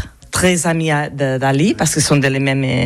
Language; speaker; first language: French; non-native, learner; Catalan